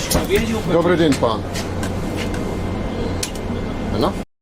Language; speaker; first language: Polish; non-native, learner; English